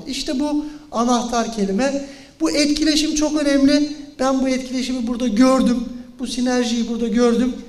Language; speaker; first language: Turkish; native; Turkish